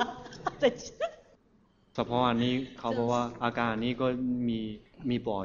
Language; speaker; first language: Thai; non-native, fluent; Chinese